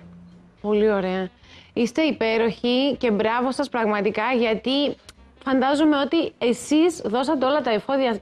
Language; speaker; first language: Greek; native; Greek